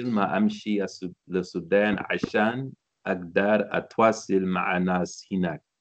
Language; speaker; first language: Arabic; non-native, learner; English